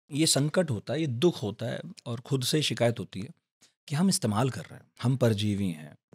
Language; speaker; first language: Hindi; native; Hindi